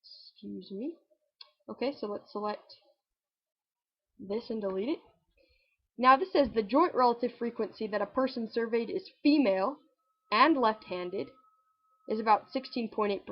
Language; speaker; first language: English; native; English